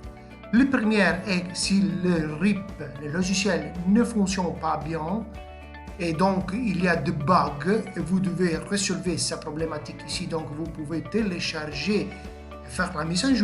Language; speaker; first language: French; non-native, fluent; Italian